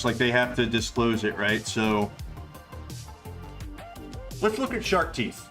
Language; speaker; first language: English; native; English